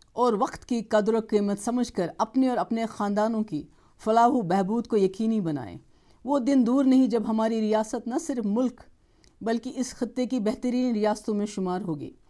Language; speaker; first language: Hindi; non-native, local second language; Kashmiri